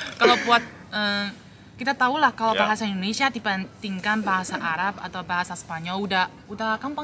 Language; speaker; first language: Indonesian; non-native, fluent; Chinese